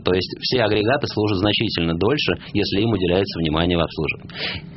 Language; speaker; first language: Russian; native; Russian